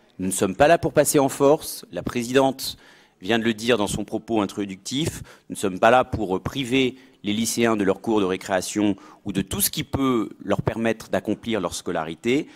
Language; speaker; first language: French; native; French